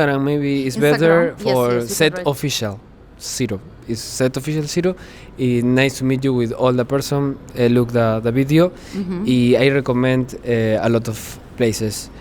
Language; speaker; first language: English; non-native, learner; Spanish